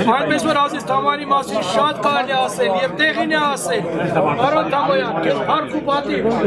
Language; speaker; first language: Armenian; non-native, local second language; Kurdish